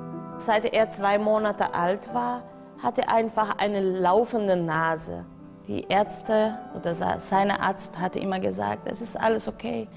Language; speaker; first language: German; non-native, fluent; Portuguese